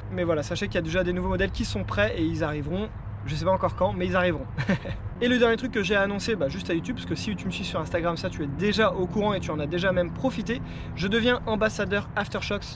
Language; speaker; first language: French; native; French